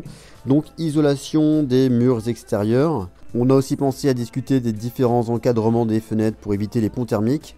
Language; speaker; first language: French; native; French